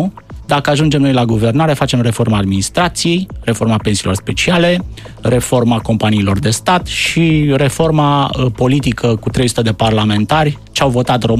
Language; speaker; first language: Romanian; native; Romanian